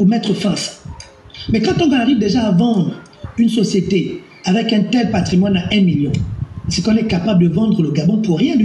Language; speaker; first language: French; native; French